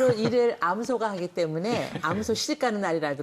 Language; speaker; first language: Korean; native; Korean